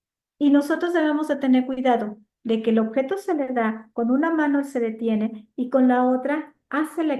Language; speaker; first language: Spanish; native; Spanish